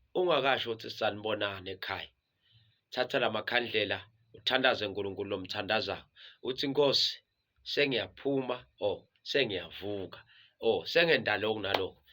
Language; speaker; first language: Zulu; non-native, local second language; Swati